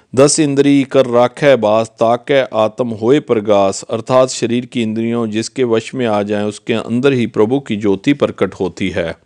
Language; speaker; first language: Hindi; non-native, local second language; Punjabi